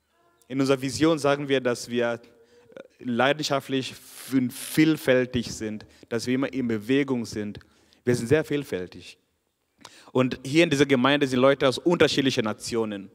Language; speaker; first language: German; non-native, fluent; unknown